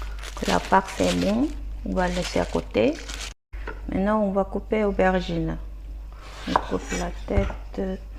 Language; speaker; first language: French; non-native, learner; Korean